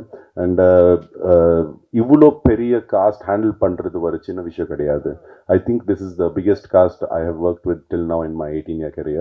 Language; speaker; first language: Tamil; non-native, fluent; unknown